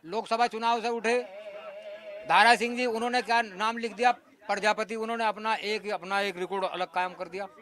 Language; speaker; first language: Hindi; native; Hindi